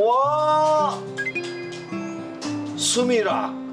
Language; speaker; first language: Japanese; non-native, learner; Korean